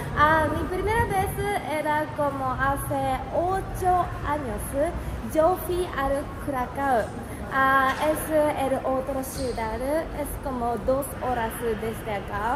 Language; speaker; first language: Spanish; non-native, fluent; Japanese